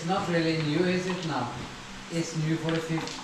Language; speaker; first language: English; non-native, fluent; Norwegian